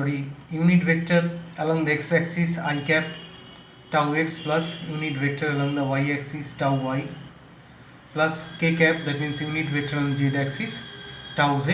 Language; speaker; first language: English; non-native, local second language; Bangla